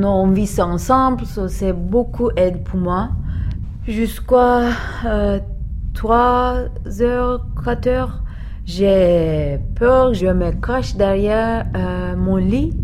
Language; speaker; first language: French; non-native, learner; Turkish